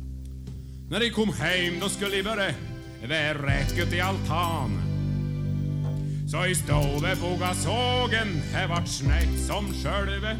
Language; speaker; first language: Swedish; native; Swedish